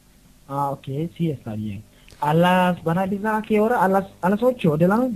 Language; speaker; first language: Spanish; non-native, learner; Wolof